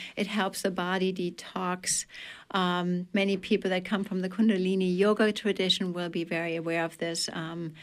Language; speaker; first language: English; non-native, fluent; German